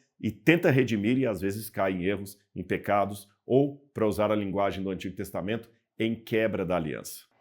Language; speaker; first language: Portuguese; native; Portuguese